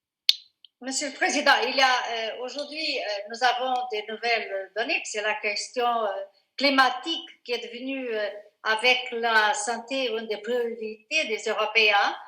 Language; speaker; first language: French; non-native, fluent; Portuguese